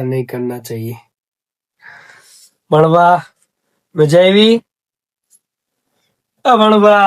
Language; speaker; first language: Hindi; non-native, local second language; Gujarati